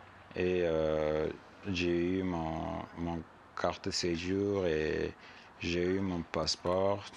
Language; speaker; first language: French; non-native, learner; Arabic